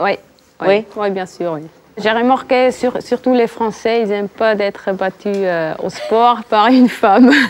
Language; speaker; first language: French; non-native, local second language; Swiss German